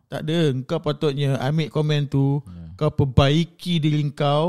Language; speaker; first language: Malay; early bilingual, heritage; Malay